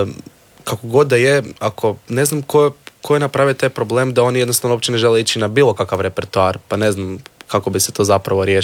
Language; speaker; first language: Serbian; native; Serbian